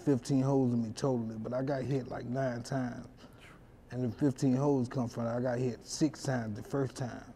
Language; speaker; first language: English; native; English